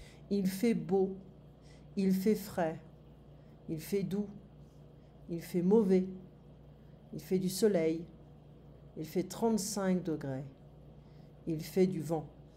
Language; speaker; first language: French; native; French